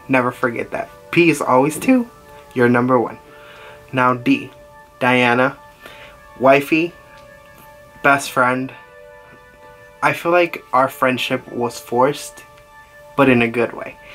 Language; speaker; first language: English; early bilingual, other home language; Spanish